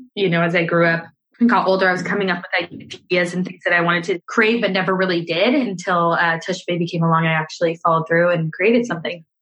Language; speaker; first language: English; native; English